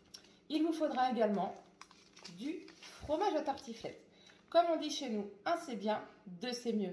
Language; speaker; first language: French; native; French